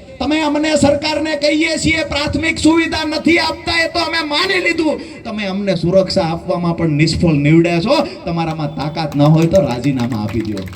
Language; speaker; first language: Gujarati; native; Gujarati